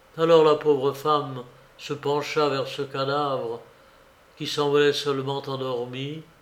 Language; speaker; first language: French; native; French